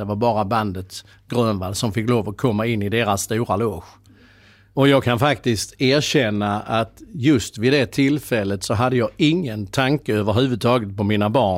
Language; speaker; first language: Swedish; native; Swedish